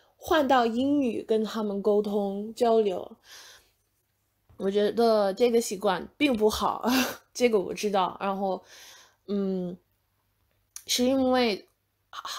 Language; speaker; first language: Chinese; non-native, fluent; English